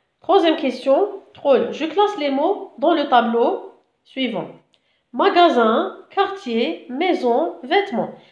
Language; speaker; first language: French; non-native, local second language; Arabic